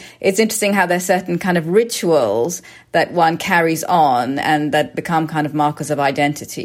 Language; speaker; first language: English; native; English